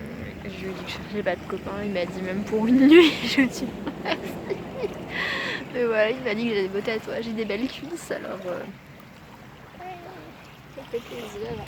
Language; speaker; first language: French; native; French